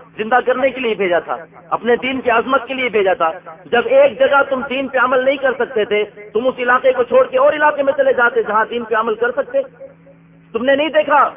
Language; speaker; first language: Urdu; non-native, local second language; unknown